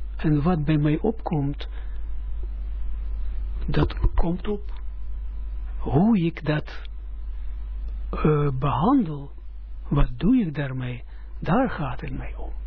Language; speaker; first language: Dutch; non-native, fluent; Russian